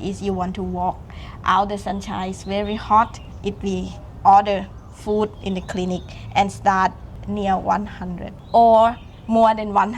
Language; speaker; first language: English; non-native, learner; Thai